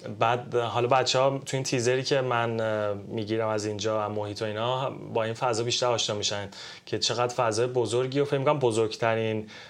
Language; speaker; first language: Persian; native; Persian